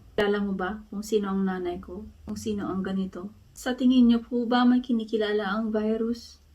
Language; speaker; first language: Filipino; native; Filipino